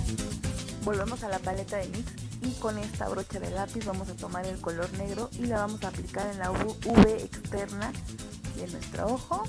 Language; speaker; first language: Spanish; native; Spanish